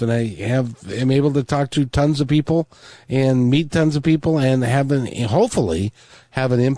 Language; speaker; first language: English; native; English